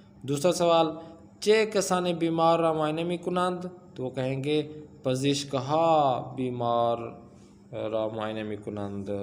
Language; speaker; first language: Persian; non-native, fluent; Urdu